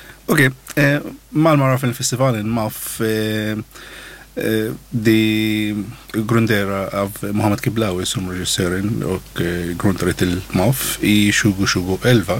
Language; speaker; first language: Swedish; non-native, learner; Arabic